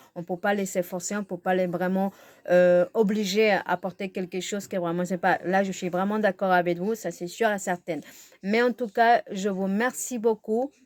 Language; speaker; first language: French; non-native, fluent; Spanish